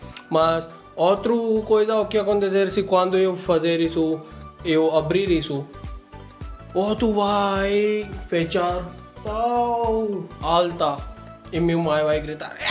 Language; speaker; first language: Portuguese; non-native, learner; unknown